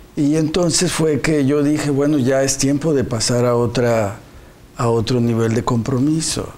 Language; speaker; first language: Spanish; native; Spanish